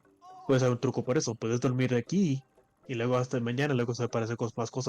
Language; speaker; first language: Spanish; early bilingual, heritage; English